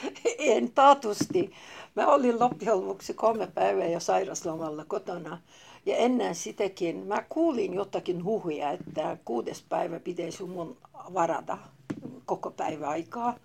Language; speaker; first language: Finnish; non-native, fluent; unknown